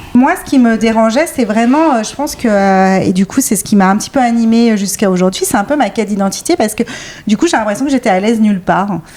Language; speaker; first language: French; native; French